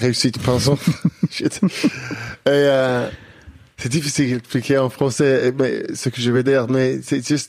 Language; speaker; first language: French; non-native, learner; English